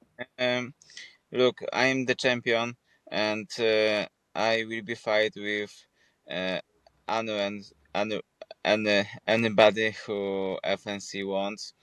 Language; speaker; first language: English; non-native, fluent; Polish